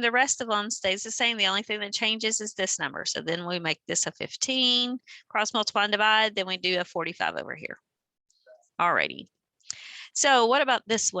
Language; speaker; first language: English; native; English